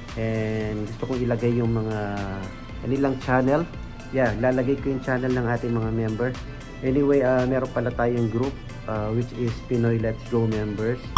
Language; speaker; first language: Filipino; non-native, local second language; Pampanga